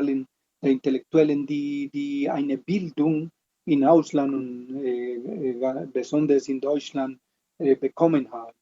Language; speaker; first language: German; non-native, fluent; Spanish